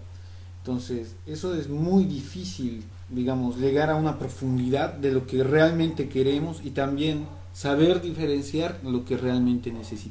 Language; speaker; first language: Spanish; native; Spanish